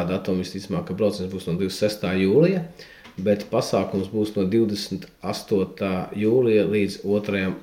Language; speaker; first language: Latvian; native; Latvian